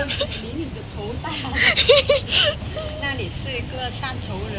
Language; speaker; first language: Chinese; non-native, learner; Vietnamese